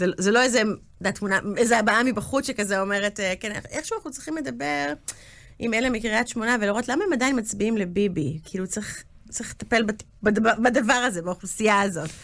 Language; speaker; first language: Hebrew; early bilingual, other home language; English